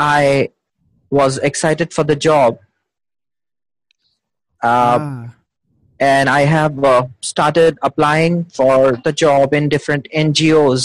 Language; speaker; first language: English; non-native, local second language; Hindi